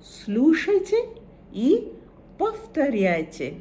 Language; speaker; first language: Russian; non-native, fluent; Bangla